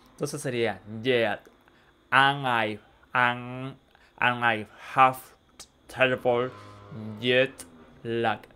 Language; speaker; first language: English; non-native, learner; Spanish